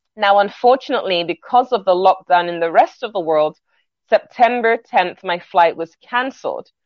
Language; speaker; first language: English; native; English